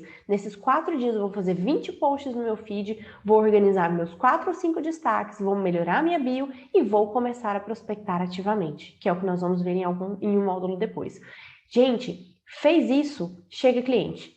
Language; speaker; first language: Portuguese; native; Portuguese